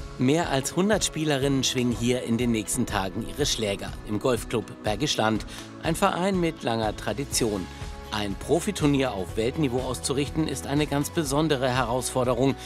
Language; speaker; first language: German; native; German